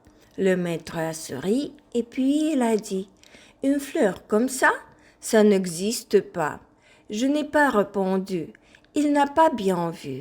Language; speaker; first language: French; non-native, fluent; Ukrainian